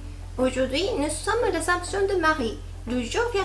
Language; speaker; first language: French; non-native, fluent; Japanese